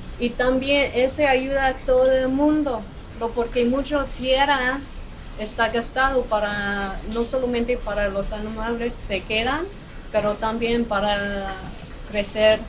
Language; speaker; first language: Spanish; non-native, fluent; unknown